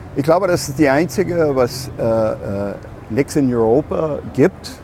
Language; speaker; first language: German; non-native, fluent; English